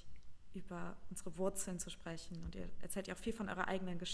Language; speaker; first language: German; native; German